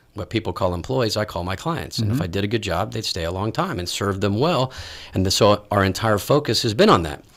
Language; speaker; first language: English; native; English